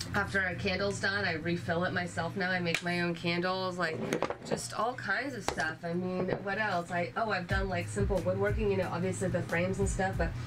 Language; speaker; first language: English; native; English